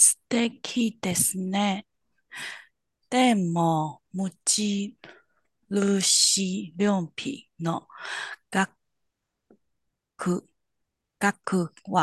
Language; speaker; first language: Japanese; non-native, learner; Chinese